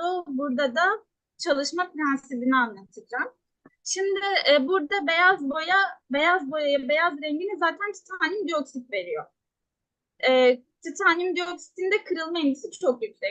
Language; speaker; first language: Turkish; native; Turkish